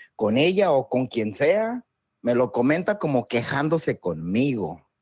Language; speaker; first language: Spanish; native; Spanish